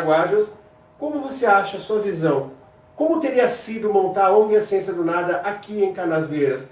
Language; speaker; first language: Portuguese; native; Portuguese